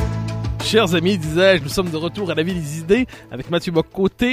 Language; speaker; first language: French; native; French